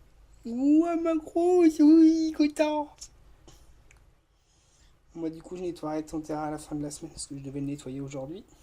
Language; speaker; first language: French; native; French